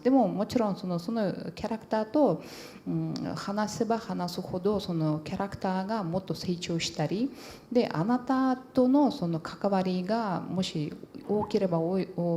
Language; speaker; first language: Japanese; non-native, fluent; Portuguese